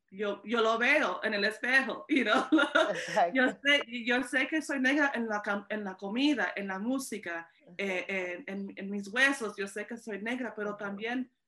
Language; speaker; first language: Spanish; early bilingual, heritage; Spanish